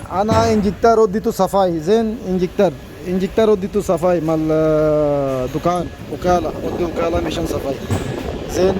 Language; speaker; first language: Arabic; non-native, learner; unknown